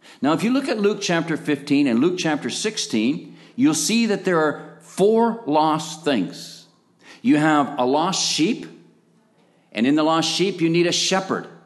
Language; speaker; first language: English; native; English